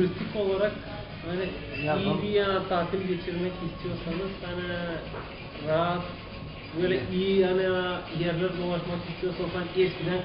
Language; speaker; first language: Turkish; non-native, local second language; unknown